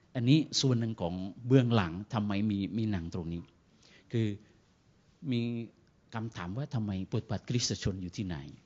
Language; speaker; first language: Thai; non-native, fluent; Indonesian